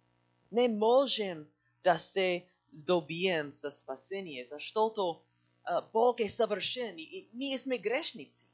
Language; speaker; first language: Bulgarian; non-native, learner; English